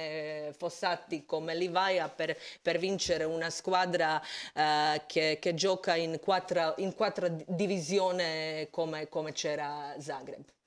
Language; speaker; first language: Italian; non-native, fluent; Croatian